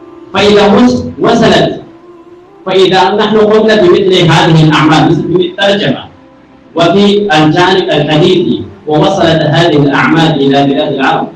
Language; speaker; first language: Arabic; non-native, fluent; Urdu